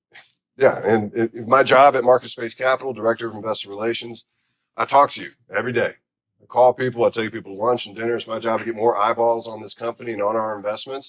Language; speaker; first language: English; native; English